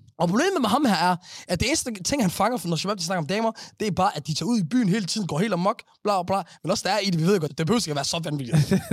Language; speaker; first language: Danish; early bilingual, other home language; Somali